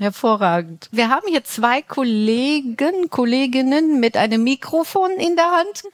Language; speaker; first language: German; native; German